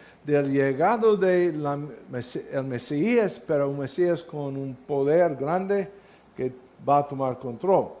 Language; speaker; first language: Spanish; non-native, learner; English